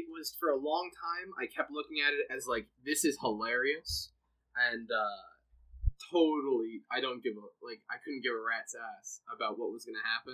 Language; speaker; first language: English; native; English